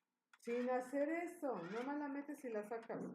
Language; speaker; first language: Spanish; native; Spanish